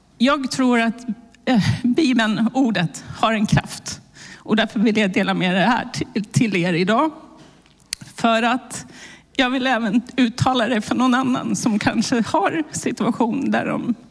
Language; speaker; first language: Swedish; early bilingual, other home language; Finnish